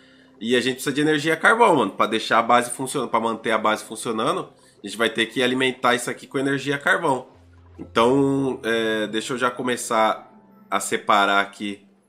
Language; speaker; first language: Portuguese; native; Portuguese